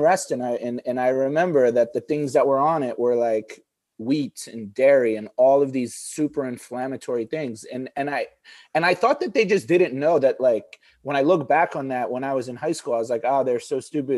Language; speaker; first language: English; early bilingual, other home language; Arabic